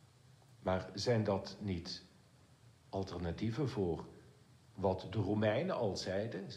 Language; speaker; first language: Dutch; native; Dutch